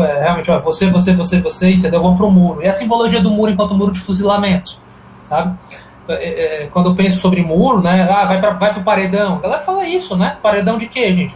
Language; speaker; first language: Portuguese; native; Portuguese